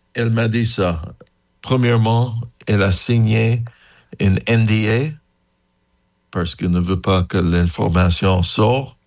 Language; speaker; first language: French; non-native, learner; English